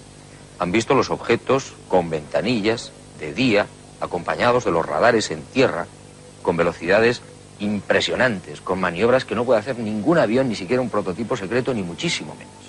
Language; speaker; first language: Spanish; native; Spanish